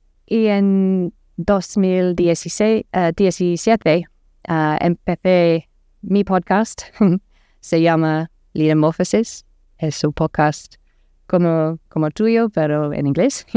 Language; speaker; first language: Spanish; non-native, learner; English